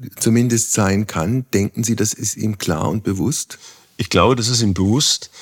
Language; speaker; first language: German; native; German